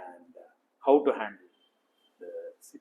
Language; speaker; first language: English; non-native, local second language; Kannada